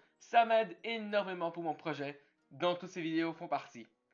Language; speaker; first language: French; native; French